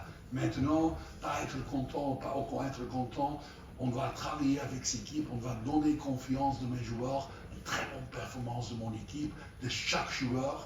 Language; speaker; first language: French; non-native, learner; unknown